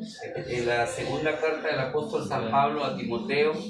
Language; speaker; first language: Spanish; native; Spanish